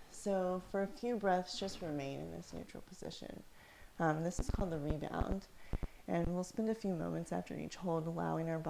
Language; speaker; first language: English; native; English